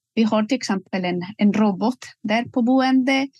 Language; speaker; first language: Swedish; non-native, fluent; Spanish